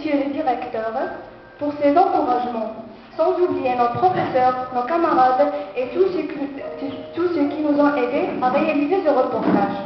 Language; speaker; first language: French; non-native, local second language; Arabic